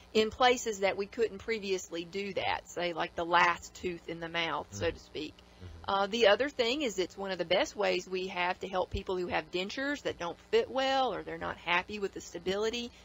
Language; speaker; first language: English; native; English